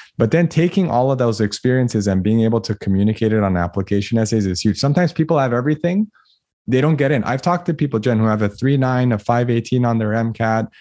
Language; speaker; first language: English; early bilingual, other home language; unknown